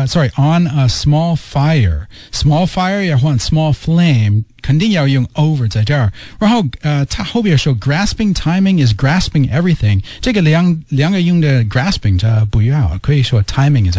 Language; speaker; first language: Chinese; non-native, fluent; English